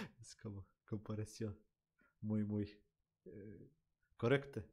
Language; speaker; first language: Spanish; non-native, learner; Russian